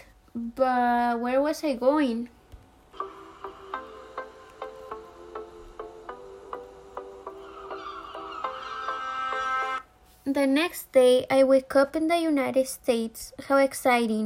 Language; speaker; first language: English; early bilingual, other home language; Spanish